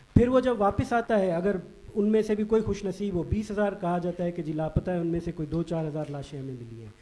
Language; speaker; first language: Urdu; non-native, local second language; Baluchi